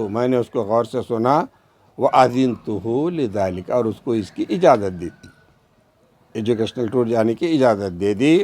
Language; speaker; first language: Urdu; native; Urdu